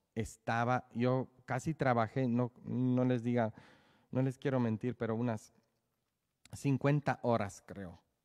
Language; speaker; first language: Spanish; native; Spanish